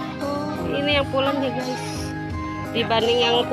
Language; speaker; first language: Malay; non-native, local second language; Sundanese